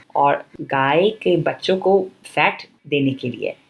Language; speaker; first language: Hindi; non-native, fluent; English